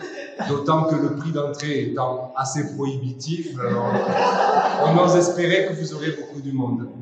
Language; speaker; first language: French; native; French